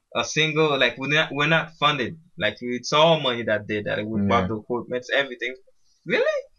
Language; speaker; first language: English; early bilingual, other home language; Haitian Creole